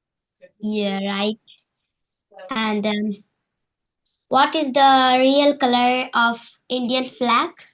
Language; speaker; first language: English; non-native, learner; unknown